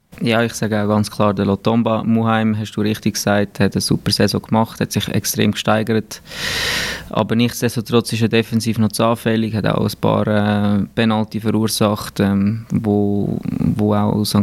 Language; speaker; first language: German; native; German